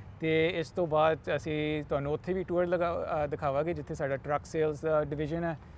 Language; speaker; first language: Punjabi; early bilingual, heritage; Punjabi